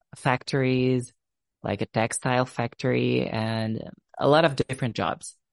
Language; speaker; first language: English; non-native, fluent; Portuguese